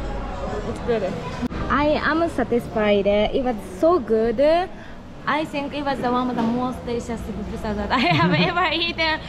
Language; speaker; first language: English; non-native, fluent; Japanese